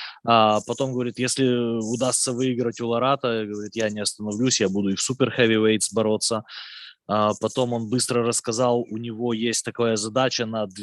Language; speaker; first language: Russian; native; Russian